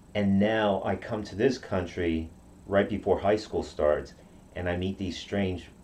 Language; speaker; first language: English; non-native, fluent; Japanese